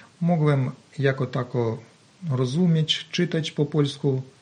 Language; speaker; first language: Polish; non-native, learner; Ukrainian